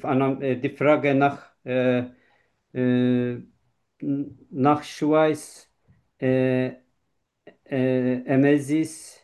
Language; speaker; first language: German; non-native, learner; Turkish